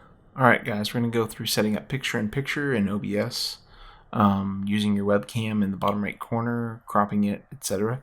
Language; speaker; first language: English; native; English